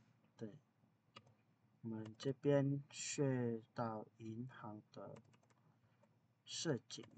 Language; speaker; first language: Chinese; non-native, fluent; Indonesian